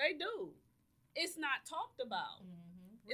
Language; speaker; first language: English; native; English